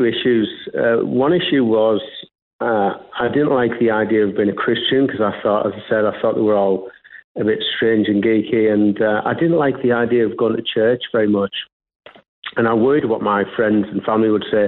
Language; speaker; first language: English; native; English